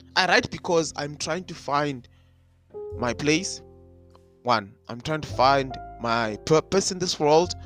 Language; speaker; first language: English; non-native, local second language; Shona